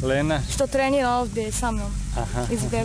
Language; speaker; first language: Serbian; non-native, learner; Japanese